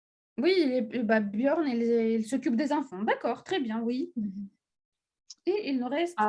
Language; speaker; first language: French; non-native, fluent; Russian